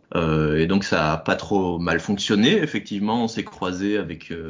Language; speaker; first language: French; native; French